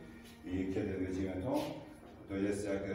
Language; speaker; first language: Polish; non-native, learner; Italian